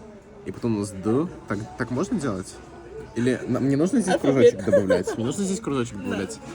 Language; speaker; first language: Russian; native; Russian